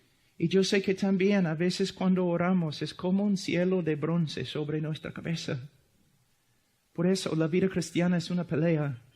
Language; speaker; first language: Spanish; non-native, fluent; English